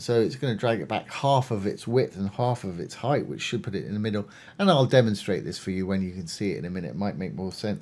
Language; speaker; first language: English; native; English